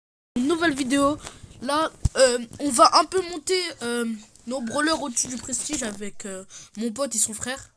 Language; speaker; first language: French; native; French